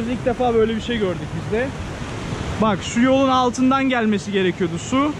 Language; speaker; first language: Turkish; native; Turkish